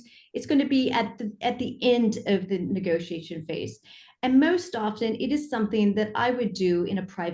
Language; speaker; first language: English; native; English